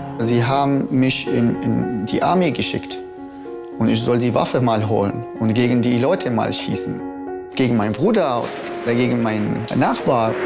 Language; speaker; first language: German; non-native, learner; Arabic